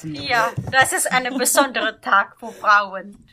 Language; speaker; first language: German; non-native, learner; Indonesian